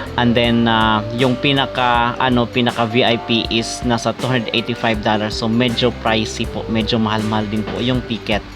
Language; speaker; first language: Filipino; native; Filipino